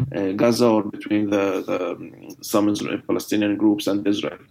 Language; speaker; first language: English; non-native, fluent; Arabic